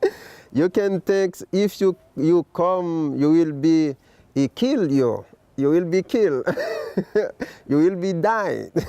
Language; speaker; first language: English; non-native, local second language; Haitian Creole